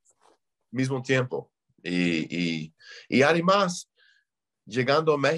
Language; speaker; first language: Spanish; non-native, learner; English